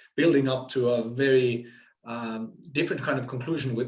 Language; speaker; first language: English; non-native, fluent; Finnish